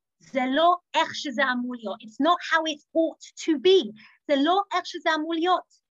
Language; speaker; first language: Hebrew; non-native, fluent; English